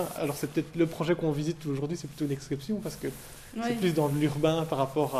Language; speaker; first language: French; native; French